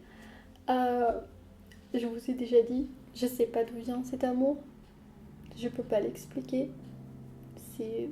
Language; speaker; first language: French; non-native, fluent; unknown